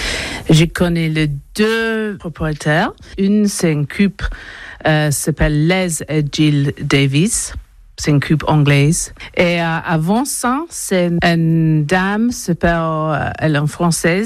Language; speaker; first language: French; non-native, learner; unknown